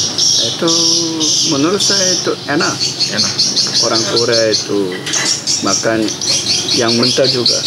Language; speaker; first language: Indonesian; non-native, learner; Korean